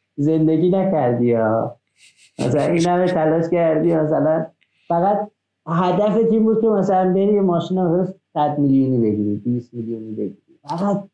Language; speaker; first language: Persian; non-native, local second language; Azerbaijani